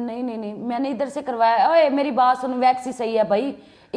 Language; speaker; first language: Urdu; non-native, local second language; Punjabi